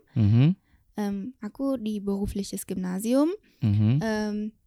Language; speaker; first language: Indonesian; early bilingual, other home language; German